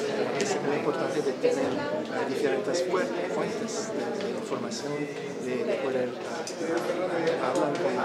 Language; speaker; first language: Spanish; non-native, fluent; French